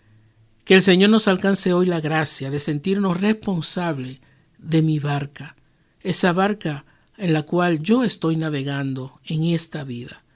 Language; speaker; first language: Spanish; native; Spanish